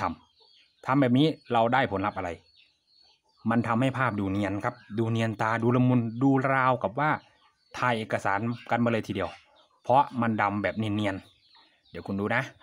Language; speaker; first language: Thai; native; Thai